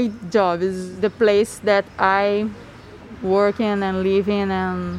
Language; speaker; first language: English; non-native, learner; Portuguese